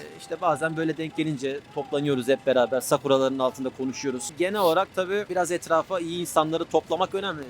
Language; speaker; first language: Turkish; native; Turkish